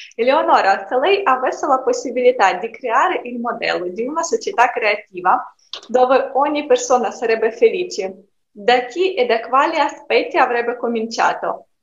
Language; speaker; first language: Italian; non-native, fluent; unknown